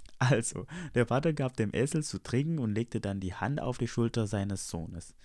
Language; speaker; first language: German; non-native, fluent; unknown